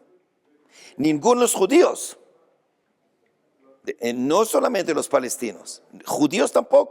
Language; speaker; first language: Spanish; non-native, fluent; Hebrew